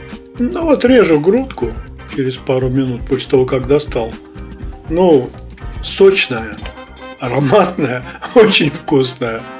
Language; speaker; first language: Russian; native; Russian